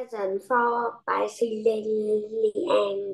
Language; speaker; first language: English; non-native, learner; Vietnamese